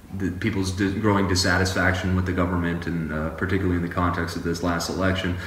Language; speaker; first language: English; native; English